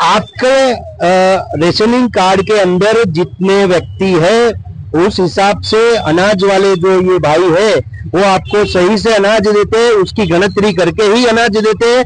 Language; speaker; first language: Hindi; non-native, local second language; Gujarati